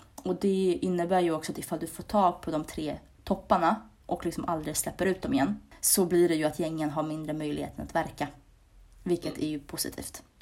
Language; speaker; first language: Swedish; early bilingual, other home language; Hungarian